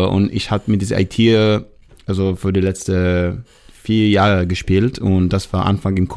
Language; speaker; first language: German; non-native, learner; Hebrew